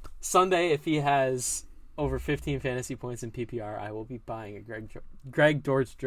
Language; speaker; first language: English; native; English